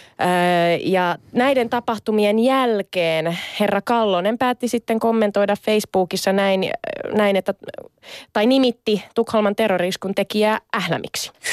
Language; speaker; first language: Finnish; early bilingual, other home language; Sinhala